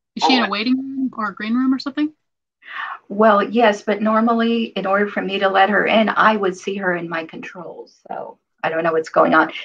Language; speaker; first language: English; non-native, fluent; Hebrew